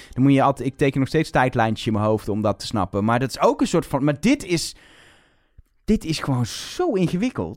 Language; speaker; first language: Dutch; native; Dutch